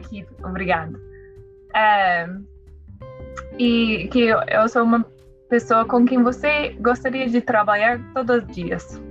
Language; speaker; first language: Portuguese; non-native, learner; English